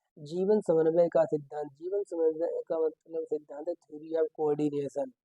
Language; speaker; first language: Hindi; native; Hindi